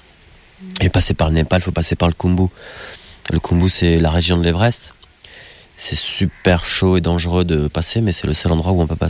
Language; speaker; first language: French; native; French